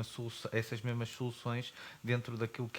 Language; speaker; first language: Portuguese; native; Portuguese